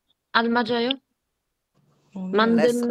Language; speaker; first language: Korean; non-native, learner; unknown